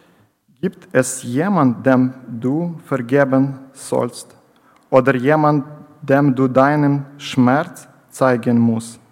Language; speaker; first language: German; non-native, learner; Ukrainian